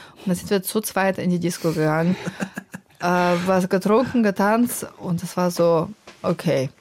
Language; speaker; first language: German; non-native, fluent; Russian